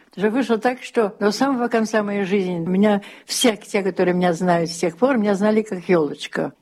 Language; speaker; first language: Russian; early bilingual, heritage; Russian